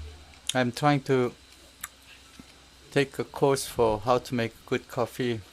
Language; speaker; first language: English; non-native, learner; Korean